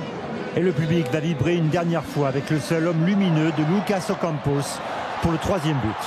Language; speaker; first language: French; native; French